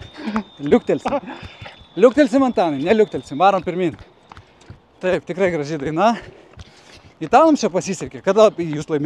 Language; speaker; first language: Lithuanian; native; Lithuanian